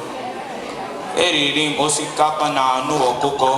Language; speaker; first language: Igbo; early bilingual, heritage; Igbo